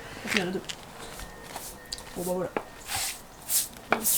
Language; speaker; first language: French; native; French